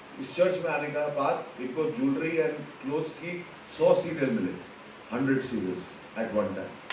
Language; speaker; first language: Hindi; non-native, local second language; Punjabi